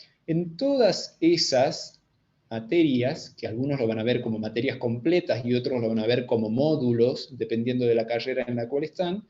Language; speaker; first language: Spanish; native; Spanish